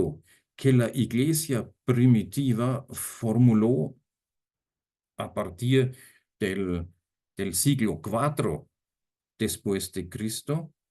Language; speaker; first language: Spanish; non-native, fluent; German